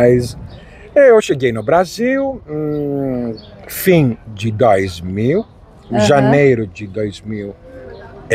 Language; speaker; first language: Portuguese; non-native, fluent; Greek